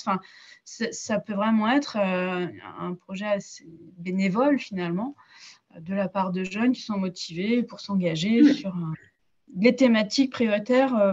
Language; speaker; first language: French; native; French